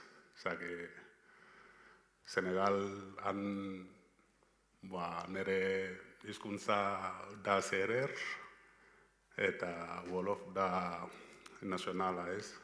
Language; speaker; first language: Basque; non-native, learner; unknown